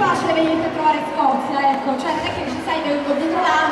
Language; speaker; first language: Italian; native; Italian